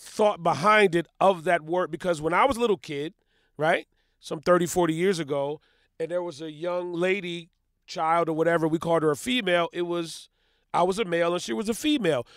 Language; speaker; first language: English; native; English